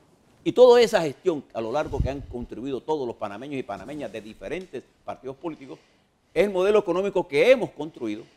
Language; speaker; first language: Spanish; native; Spanish